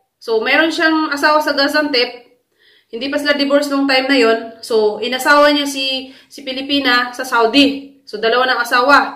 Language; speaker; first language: Filipino; native; Filipino